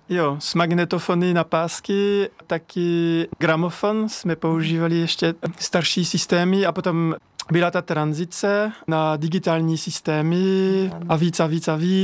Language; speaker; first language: Czech; non-native, learner; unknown